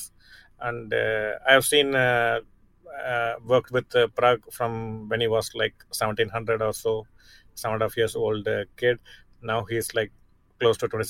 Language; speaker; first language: English; non-native, local second language; Tamil